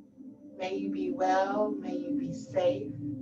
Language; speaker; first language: English; native; English